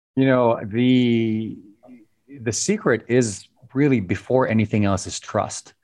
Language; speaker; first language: English; non-native, local second language; Filipino